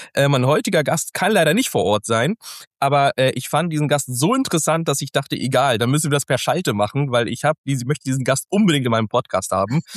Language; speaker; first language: German; early bilingual, other home language; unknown